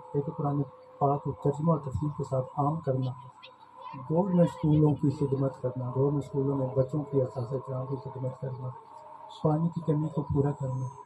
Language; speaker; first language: Urdu; non-native, local second language; Punjabi